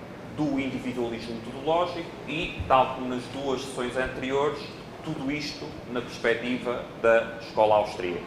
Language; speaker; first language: Portuguese; native; Portuguese